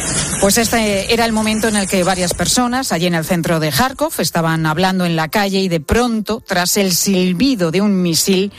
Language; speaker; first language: Spanish; native; Spanish